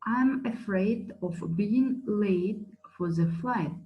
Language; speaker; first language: English; non-native, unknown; Kazakh